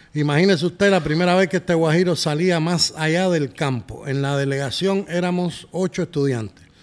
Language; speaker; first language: Spanish; native; Spanish